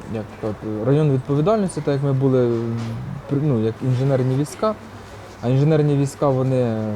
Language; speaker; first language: Ukrainian; native; Ukrainian